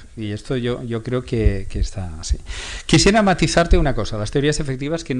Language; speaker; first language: Spanish; non-native, local second language; Catalan